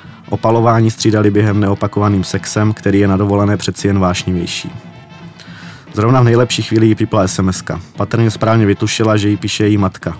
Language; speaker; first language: Czech; native; Czech